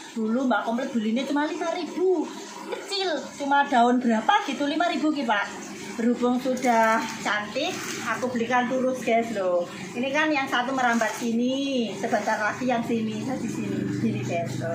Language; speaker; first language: Indonesian; non-native, local second language; Javanese